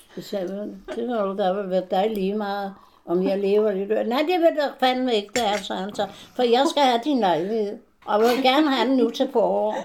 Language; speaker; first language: Danish; native; Danish